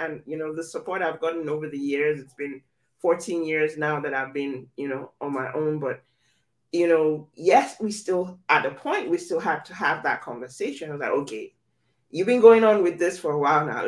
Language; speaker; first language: English; non-native, local second language; Yoruba